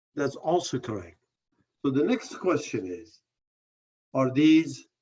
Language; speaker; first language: English; non-native, fluent; Persian